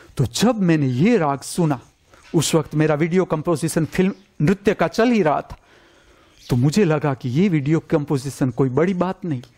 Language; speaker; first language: Hindi; non-native, local second language; Gujarati